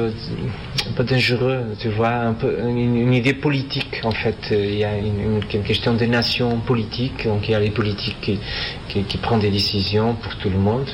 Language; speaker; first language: French; non-native, fluent; Portuguese